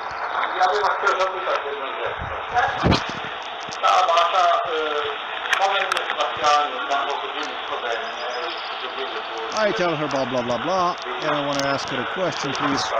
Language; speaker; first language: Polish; non-native, learner; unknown